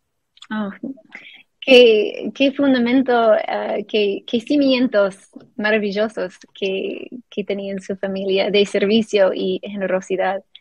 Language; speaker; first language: Spanish; non-native, fluent; English